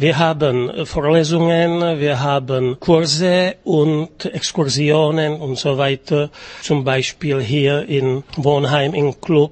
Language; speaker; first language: German; non-native, learner; Czech